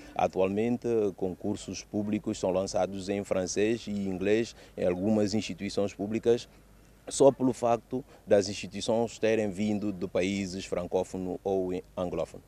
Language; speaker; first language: Portuguese; non-native, local second language; Upper Guinea Crioulo